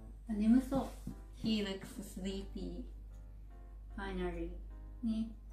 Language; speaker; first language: English; non-native, learner; Japanese